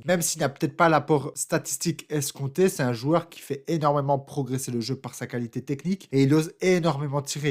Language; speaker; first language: French; native; French